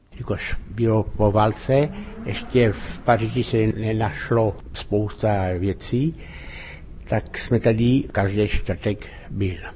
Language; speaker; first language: Czech; early bilingual, heritage; French